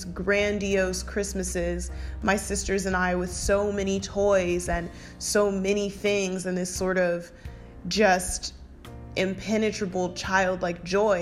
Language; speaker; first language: English; native; English